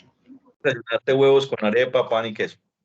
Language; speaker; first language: Spanish; native; Spanish